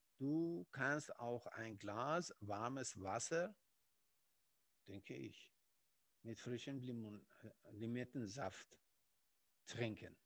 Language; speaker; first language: German; non-native, fluent; Persian